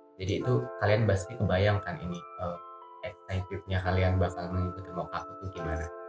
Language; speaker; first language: Indonesian; non-native, local second language; Javanese